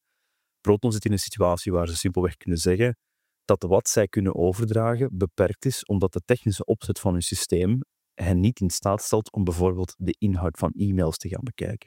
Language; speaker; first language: Dutch; native; Dutch